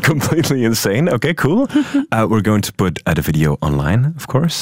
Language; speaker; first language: English; non-native, fluent; Dutch